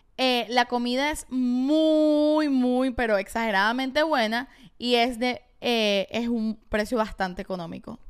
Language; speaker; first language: Spanish; native; Spanish